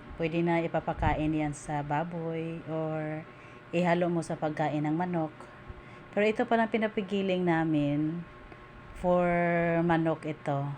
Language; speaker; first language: Filipino; non-native, local second language; Cebuano